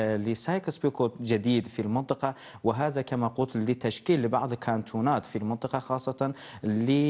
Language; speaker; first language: Arabic; non-native, fluent; Turkish